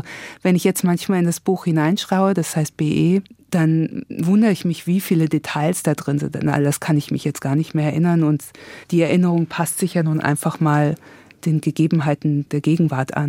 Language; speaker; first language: German; native; German